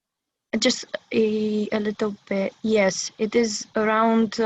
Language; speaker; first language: English; non-native, fluent; Bulgarian